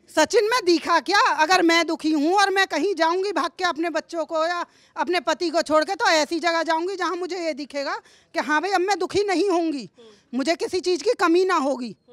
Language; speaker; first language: Hindi; native; Hindi